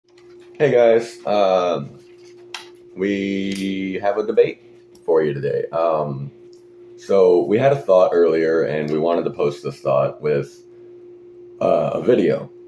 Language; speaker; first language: English; native; English